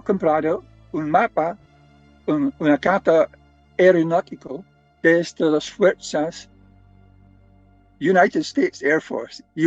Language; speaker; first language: Spanish; non-native, fluent; English